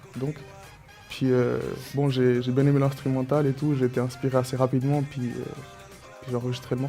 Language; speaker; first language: French; early bilingual, other home language; Spanish